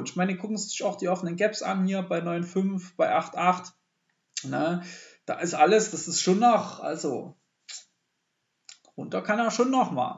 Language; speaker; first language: German; native; German